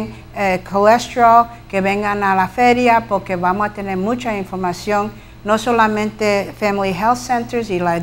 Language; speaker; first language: Spanish; early bilingual, heritage; Spanish